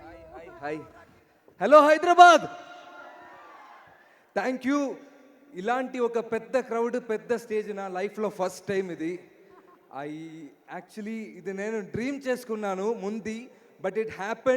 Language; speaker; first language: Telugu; non-native, learner; Malayalam